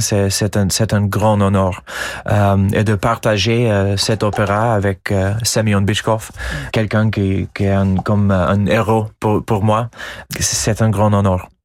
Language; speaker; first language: French; non-native, fluent; English